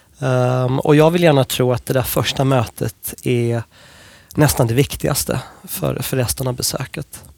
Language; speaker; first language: Swedish; non-native, fluent; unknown